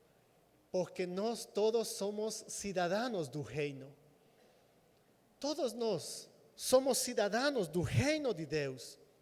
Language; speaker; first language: Portuguese; non-native, fluent; Spanish